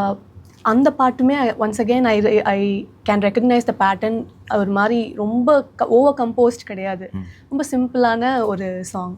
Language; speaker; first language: Tamil; native; Tamil